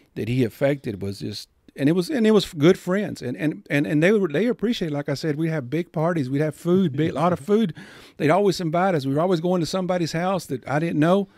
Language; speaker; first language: English; native; English